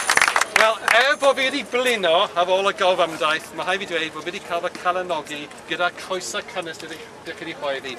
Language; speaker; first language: Welsh; non-native, local second language; English